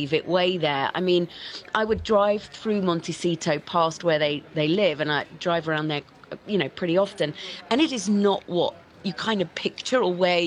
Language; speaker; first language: English; native; English